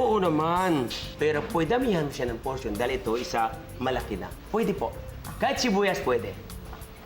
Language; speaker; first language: Filipino; native; Filipino